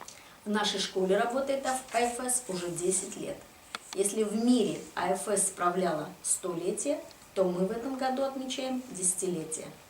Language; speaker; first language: Russian; native; Russian